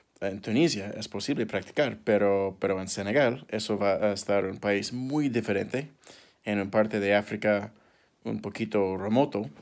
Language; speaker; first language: Spanish; non-native, learner; English